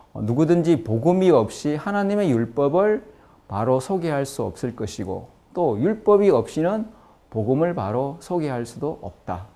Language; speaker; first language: Korean; native; Korean